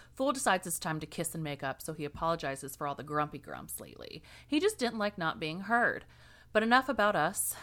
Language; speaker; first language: English; native; English